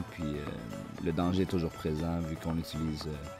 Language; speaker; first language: French; native; French